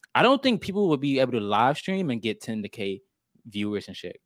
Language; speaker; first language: English; native; English